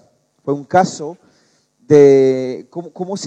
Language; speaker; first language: Spanish; non-native, learner; French